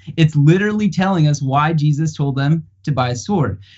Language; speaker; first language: English; native; English